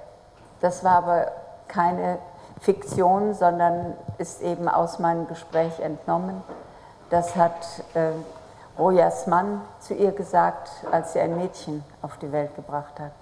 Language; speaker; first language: German; native; German